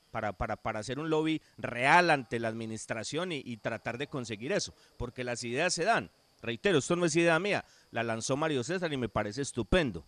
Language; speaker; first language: Spanish; native; Spanish